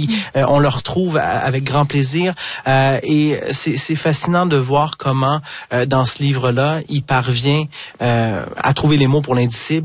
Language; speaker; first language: French; native; French